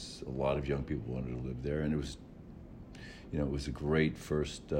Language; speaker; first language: English; native; English